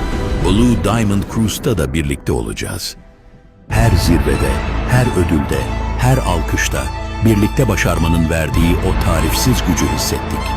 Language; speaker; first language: Turkish; native; Turkish